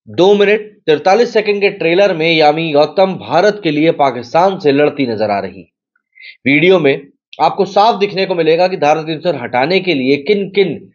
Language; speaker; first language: Hindi; native; Hindi